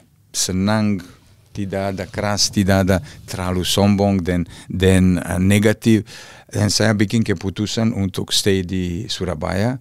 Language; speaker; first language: Indonesian; non-native, fluent; Serbian